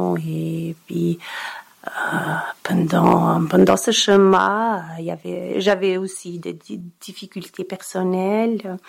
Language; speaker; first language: French; non-native, learner; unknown